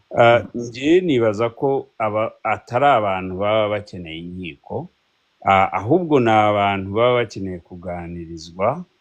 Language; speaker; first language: Kinyarwanda; early bilingual, heritage; Kinyarwanda